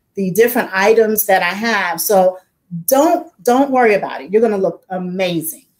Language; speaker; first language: English; native; English